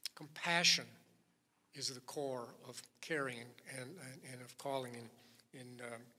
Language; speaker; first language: English; native; English